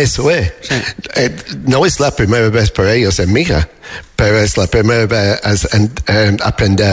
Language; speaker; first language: Spanish; non-native, learner; English